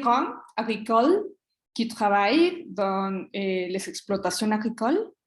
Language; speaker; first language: French; non-native, learner; Spanish